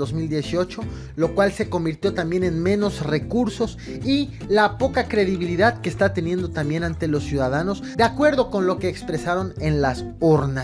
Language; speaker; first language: Spanish; native; Spanish